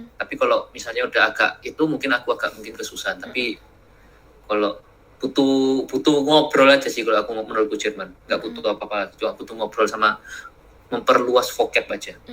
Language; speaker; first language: Indonesian; native; Indonesian